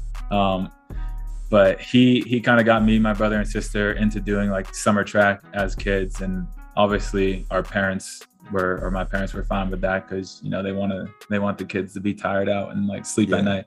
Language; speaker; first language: English; native; English